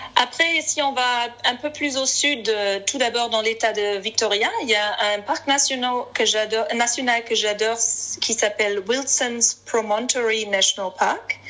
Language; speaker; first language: French; non-native, fluent; German